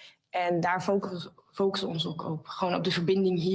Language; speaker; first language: Dutch; native; Dutch